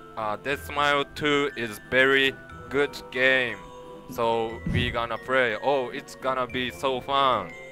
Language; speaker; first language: English; non-native, learner; Japanese